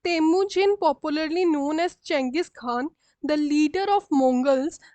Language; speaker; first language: English; non-native, local second language; Punjabi